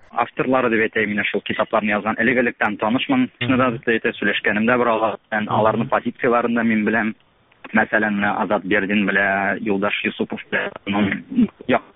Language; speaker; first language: Tatar; native; Tatar